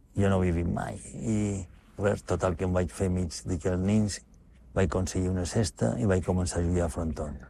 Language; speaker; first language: Catalan; native; Catalan